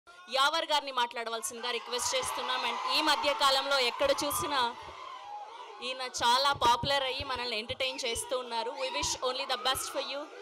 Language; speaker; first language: Telugu; native; Telugu